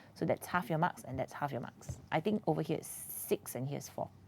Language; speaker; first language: English; non-native, local second language; Malay